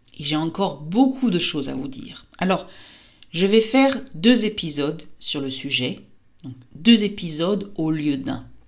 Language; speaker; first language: French; native; French